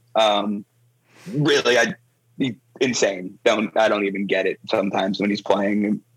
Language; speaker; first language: English; native; English